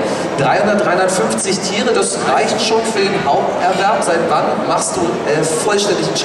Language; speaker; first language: German; native; German